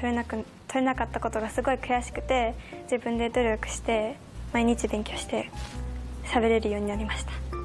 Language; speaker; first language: Japanese; non-native, fluent; English